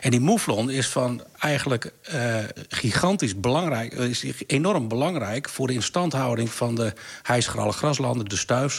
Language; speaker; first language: Dutch; native; Dutch